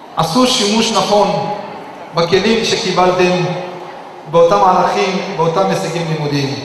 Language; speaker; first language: Hebrew; non-native, local second language; Arabic